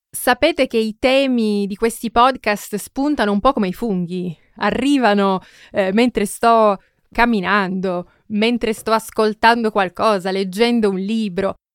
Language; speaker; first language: Italian; native; Italian